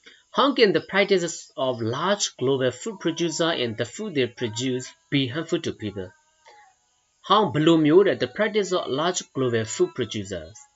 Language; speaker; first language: English; non-native, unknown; Burmese